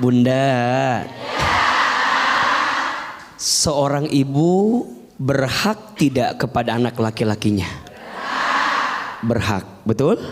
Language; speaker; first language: Indonesian; native; Indonesian